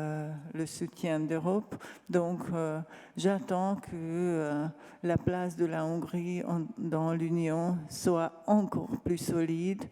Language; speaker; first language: French; non-native, fluent; Hungarian